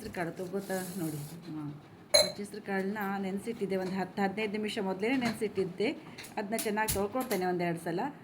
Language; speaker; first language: Kannada; non-native, local second language; Konkani